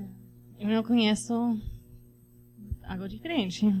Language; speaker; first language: Portuguese; non-native, fluent; Spanish